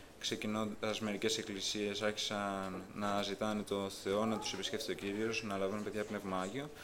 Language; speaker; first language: Greek; native; Greek